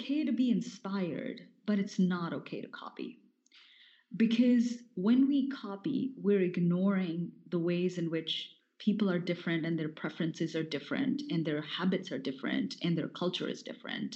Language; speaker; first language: English; non-native, local second language; Hindi